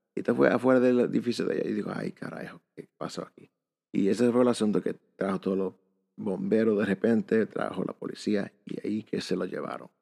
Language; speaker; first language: Spanish; early bilingual, heritage; Spanish